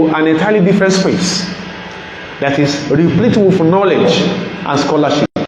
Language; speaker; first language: English; non-native, local second language; Yoruba